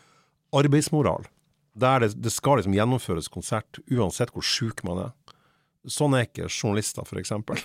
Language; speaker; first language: Norwegian; native; Norwegian